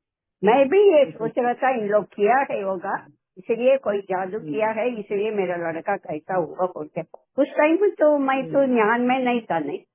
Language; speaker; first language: Hindi; non-native, local second language; Tamil